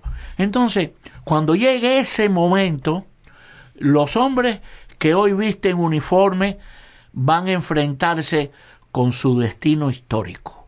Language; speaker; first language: Spanish; native; Spanish